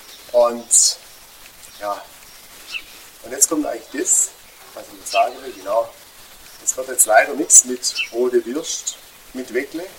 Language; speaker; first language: German; native; German